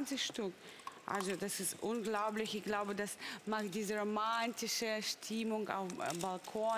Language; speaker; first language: German; non-native, learner; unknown